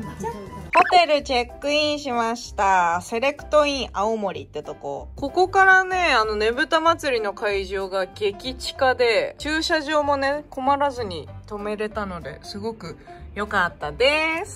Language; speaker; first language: Japanese; native; Japanese